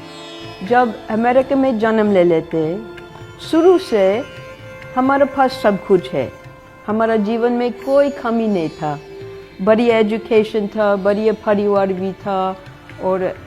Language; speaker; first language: Hindi; non-native, fluent; English